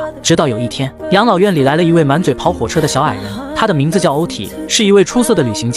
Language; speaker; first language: Chinese; native; Chinese